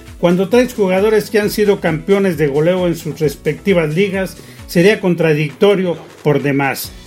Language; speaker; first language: Spanish; native; Spanish